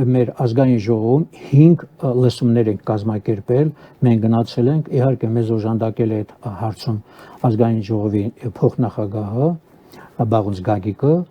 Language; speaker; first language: Armenian; native; Armenian